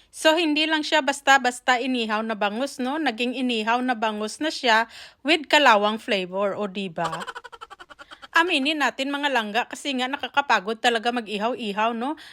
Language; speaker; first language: Filipino; non-native, local second language; Hiligaynon